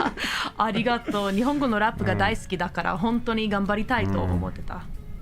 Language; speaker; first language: Japanese; non-native, learner; English